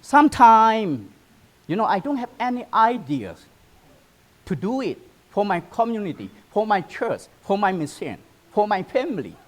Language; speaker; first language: English; non-native, learner; Burmese